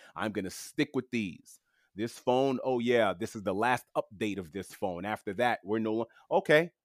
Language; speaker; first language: English; early bilingual, other home language; French